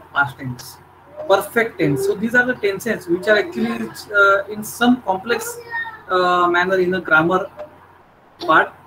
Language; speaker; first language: English; non-native, local second language; Marathi